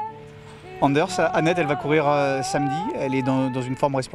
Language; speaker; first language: French; native; French